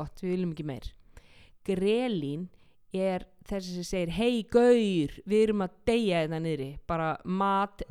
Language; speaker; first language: Icelandic; native; Icelandic